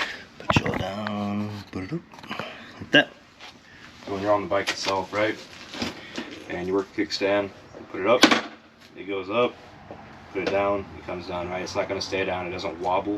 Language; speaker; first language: English; native; English